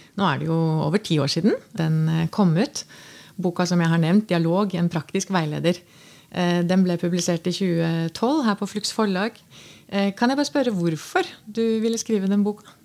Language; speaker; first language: Norwegian; native; Norwegian